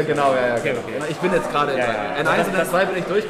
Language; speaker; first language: German; native; German